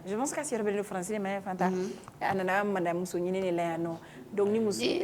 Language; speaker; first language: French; non-native, local second language; Bambara